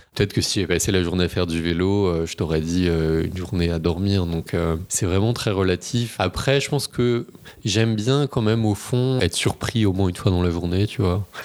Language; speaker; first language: French; native; French